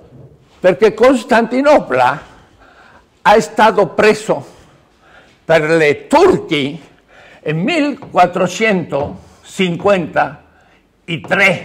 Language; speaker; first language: Italian; non-native, learner; Spanish